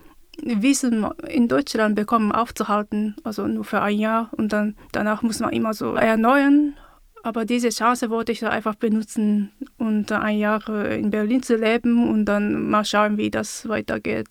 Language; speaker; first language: German; non-native, fluent; Japanese